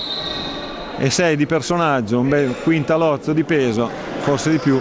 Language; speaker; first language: Italian; native; Italian